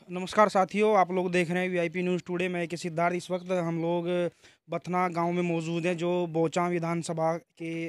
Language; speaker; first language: Hindi; native; Hindi